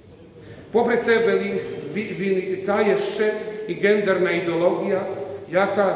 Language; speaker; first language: Ukrainian; non-native, fluent; Croatian